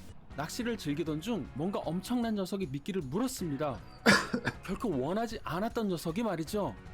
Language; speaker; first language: Korean; native; Korean